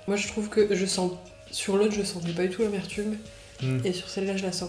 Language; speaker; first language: French; native; French